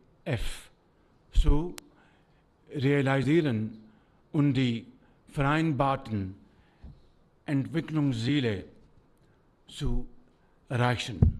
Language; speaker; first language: German; non-native, learner; Urdu